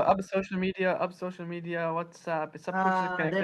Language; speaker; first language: Hindi; non-native, learner; Urdu